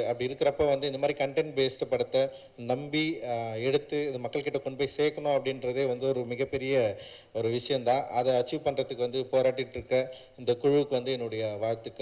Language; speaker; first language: Tamil; native; Tamil